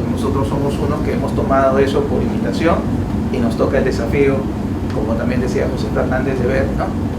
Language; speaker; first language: Spanish; native; Spanish